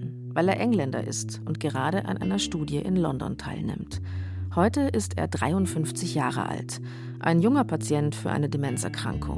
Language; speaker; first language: German; native; German